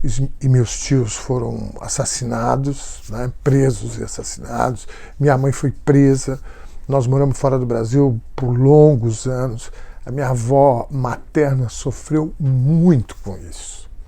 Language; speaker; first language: Portuguese; native; Portuguese